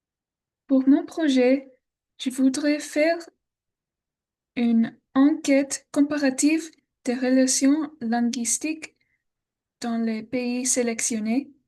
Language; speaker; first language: French; non-native, learner; English